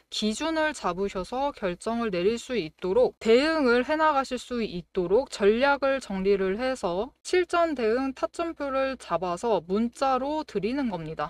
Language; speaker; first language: Korean; native; Korean